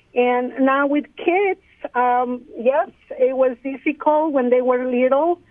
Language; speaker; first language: English; non-native, fluent; Spanish